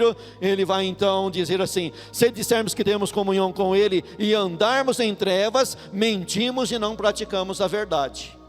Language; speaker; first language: Portuguese; native; Portuguese